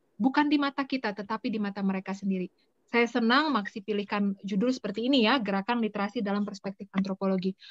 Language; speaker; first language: Indonesian; native; Indonesian